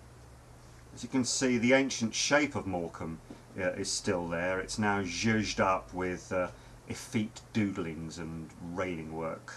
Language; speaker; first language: English; native; English